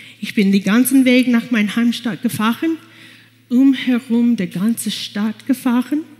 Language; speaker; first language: German; non-native, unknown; English